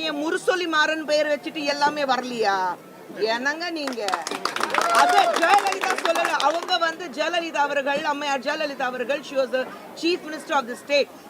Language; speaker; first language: Tamil; non-native, fluent; Hindi